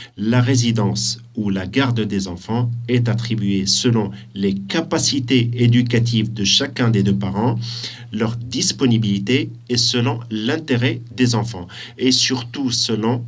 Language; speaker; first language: French; native; French